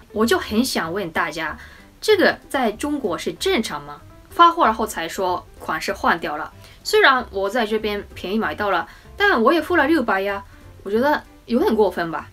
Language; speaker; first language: Chinese; non-native, fluent; Japanese